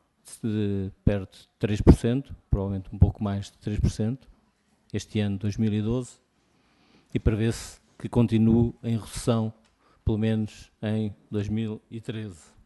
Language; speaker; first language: Portuguese; native; Portuguese